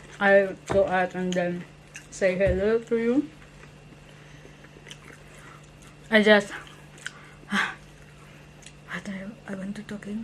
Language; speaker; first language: English; non-native, learner; Indonesian